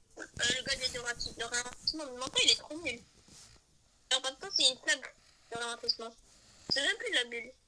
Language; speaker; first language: French; native; French